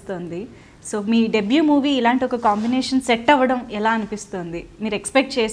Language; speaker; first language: Telugu; native; Telugu